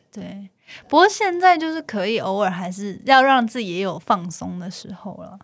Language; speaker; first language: Chinese; native; Chinese